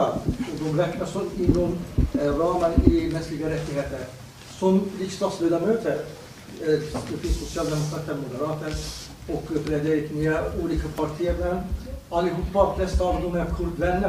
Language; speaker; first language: Swedish; non-native, fluent; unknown